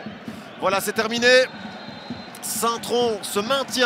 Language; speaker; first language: French; native; French